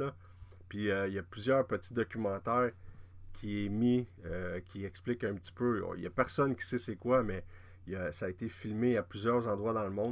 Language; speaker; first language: French; native; French